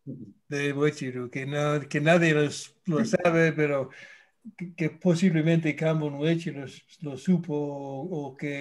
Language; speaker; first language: Spanish; non-native, fluent; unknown